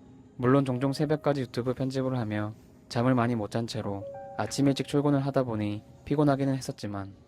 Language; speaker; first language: Korean; native; Korean